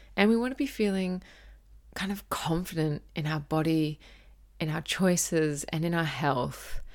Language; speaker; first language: English; native; English